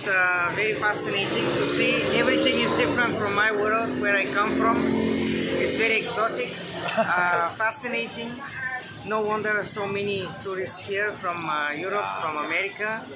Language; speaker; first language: English; non-native, local second language; Filipino